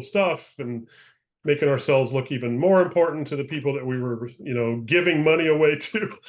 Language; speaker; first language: English; native; English